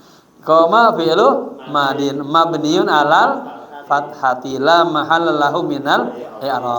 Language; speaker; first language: Arabic; non-native, fluent; Indonesian